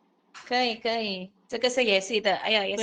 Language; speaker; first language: Chinese; non-native, learner; Indonesian